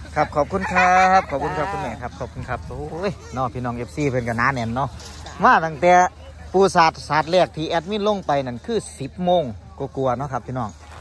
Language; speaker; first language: Thai; native; Thai